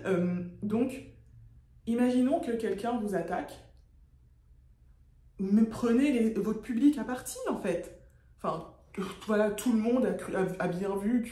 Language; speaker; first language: French; native; French